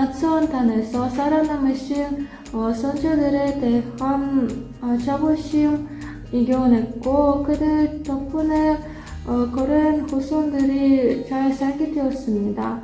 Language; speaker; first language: Korean; non-native, learner; Russian